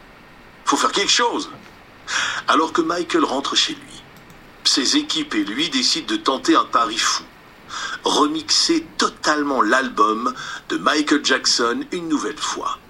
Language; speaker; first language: French; native; French